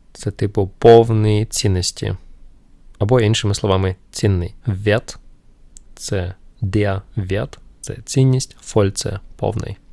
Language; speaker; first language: Ukrainian; non-native, local second language; Russian